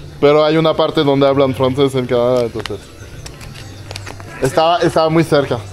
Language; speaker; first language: Spanish; non-native, fluent; French